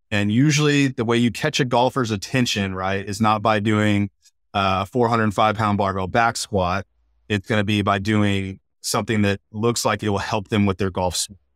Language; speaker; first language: English; native; English